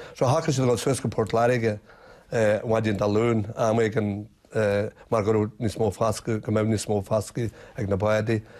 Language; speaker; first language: Irish; native; Irish